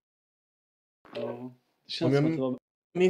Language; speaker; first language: Swedish; native; Swedish